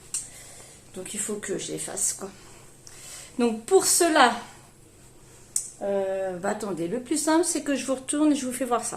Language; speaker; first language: French; native; French